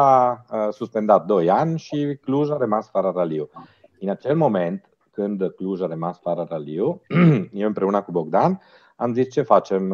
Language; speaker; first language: Romanian; non-native, fluent; Italian